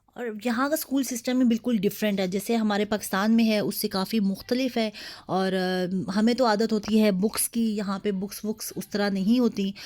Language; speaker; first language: Urdu; native; Urdu